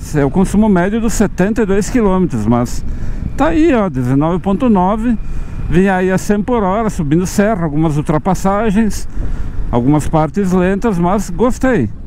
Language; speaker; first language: Portuguese; native; Portuguese